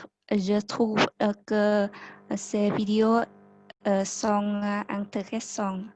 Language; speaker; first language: French; non-native, learner; Vietnamese